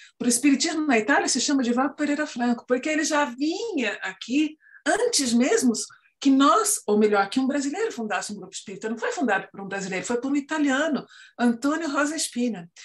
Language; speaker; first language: Portuguese; native; Portuguese